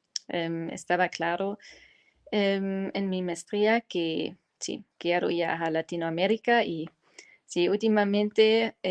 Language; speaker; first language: Spanish; non-native, fluent; German